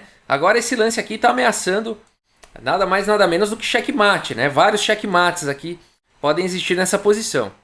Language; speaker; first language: Portuguese; native; Portuguese